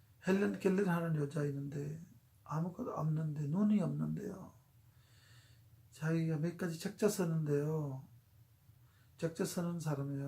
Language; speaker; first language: Korean; non-native, fluent; Urdu